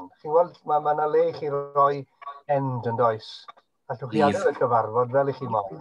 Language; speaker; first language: Welsh; native; Welsh